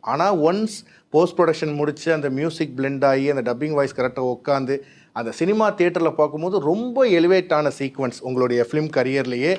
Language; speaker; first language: Tamil; native; Tamil